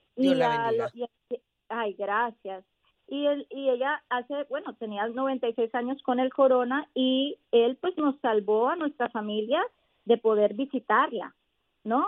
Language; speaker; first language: Spanish; native; Spanish